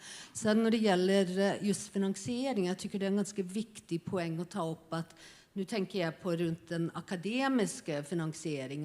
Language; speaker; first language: Swedish; non-native, fluent; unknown